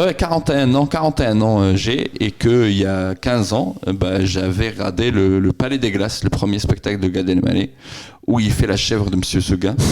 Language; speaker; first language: French; non-native, local second language; Arabic